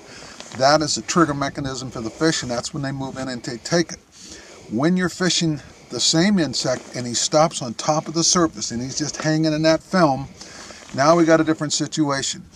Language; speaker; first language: English; native; English